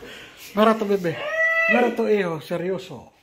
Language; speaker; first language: Spanish; non-native, learner; Filipino